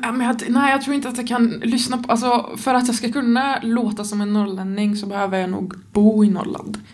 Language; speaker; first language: Swedish; native; Swedish